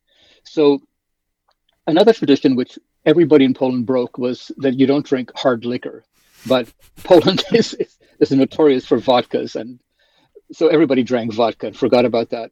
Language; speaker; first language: English; early bilingual, other home language; Polish